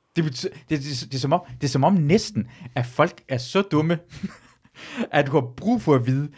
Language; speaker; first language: Danish; early bilingual, other home language; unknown